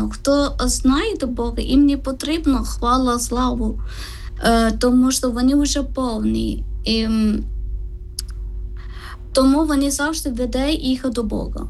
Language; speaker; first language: Ukrainian; non-native, learner; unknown